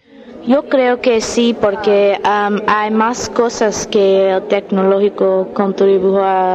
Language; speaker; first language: Spanish; non-native, learner; English